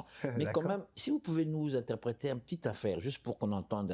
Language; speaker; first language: French; native; French